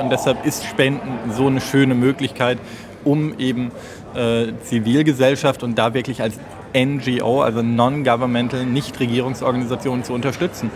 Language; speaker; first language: German; native; German